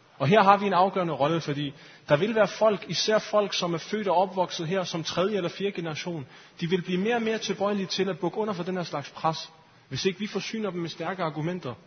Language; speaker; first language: Danish; early bilingual, other home language; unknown